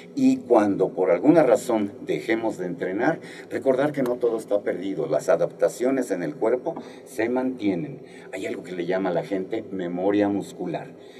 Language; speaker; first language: Spanish; native; Spanish